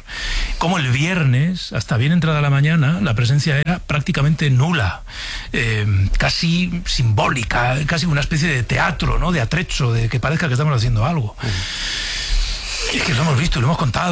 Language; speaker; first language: Spanish; native; Spanish